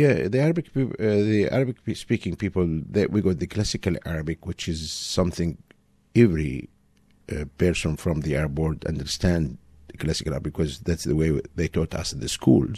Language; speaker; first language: English; non-native, fluent; Arabic